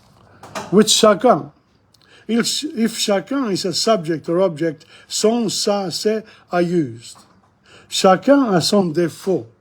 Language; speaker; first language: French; non-native, fluent; English